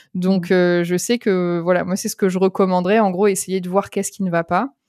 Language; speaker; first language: French; native; French